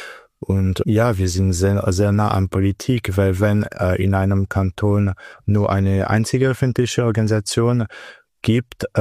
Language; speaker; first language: German; non-native, local second language; French